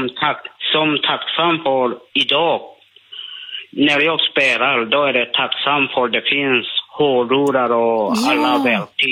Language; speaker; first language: Swedish; non-native, learner; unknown